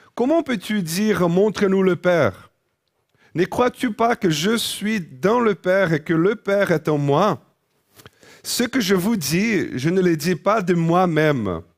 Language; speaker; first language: French; non-native, fluent; Portuguese